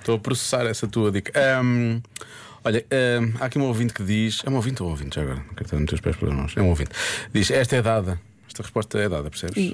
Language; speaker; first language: Portuguese; native; Portuguese